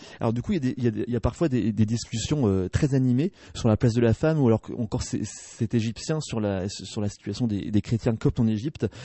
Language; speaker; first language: French; native; French